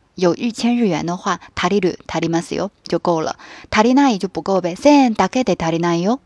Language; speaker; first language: Japanese; non-native, fluent; Chinese